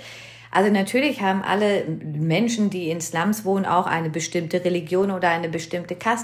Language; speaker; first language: German; early bilingual, other home language; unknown